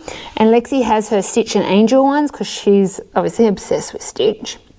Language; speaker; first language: English; native; English